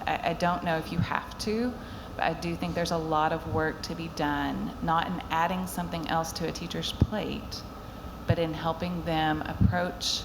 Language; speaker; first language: English; native; English